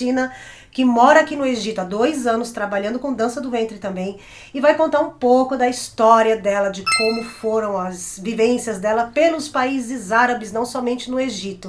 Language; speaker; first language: Portuguese; native; Portuguese